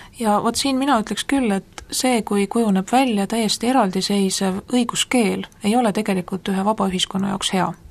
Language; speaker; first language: Estonian; native; Estonian